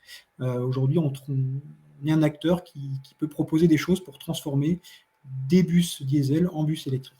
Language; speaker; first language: French; native; French